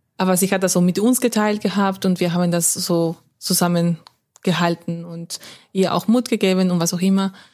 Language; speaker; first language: German; non-native, fluent; Spanish